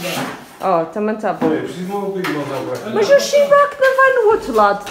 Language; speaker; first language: Portuguese; early bilingual, heritage; Portuguese